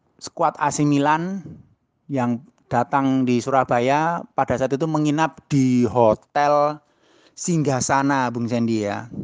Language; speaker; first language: Indonesian; native; Indonesian